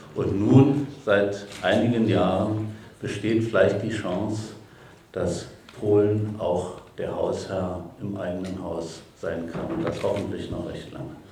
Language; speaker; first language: German; native; German